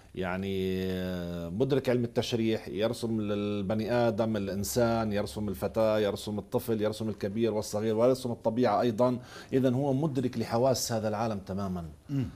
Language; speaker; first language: Arabic; native; Arabic